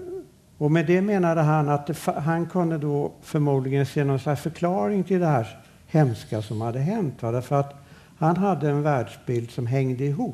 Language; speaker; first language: Swedish; native; Swedish